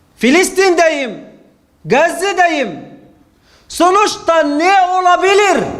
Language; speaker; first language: Turkish; non-native, fluent; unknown